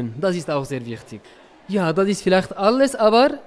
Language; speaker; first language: German; non-native, fluent; Arabic